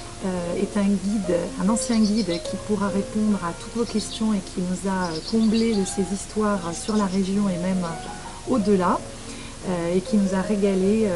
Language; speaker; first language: French; native; French